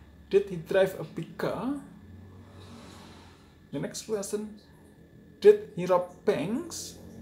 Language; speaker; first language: English; non-native, fluent; Indonesian